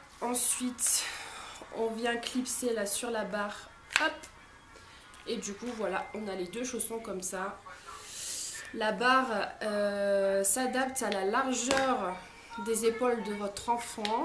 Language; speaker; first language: French; native; French